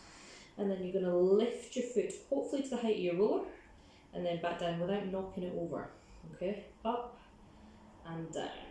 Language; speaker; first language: English; native; English